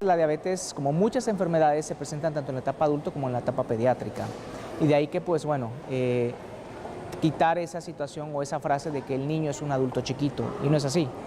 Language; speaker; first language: Spanish; native; Spanish